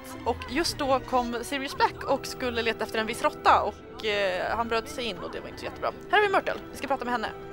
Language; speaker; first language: Swedish; native; Swedish